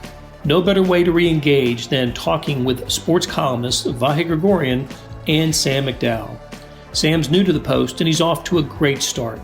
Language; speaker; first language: English; native; English